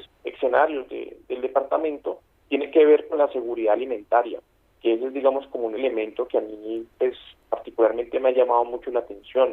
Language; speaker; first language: Spanish; native; Spanish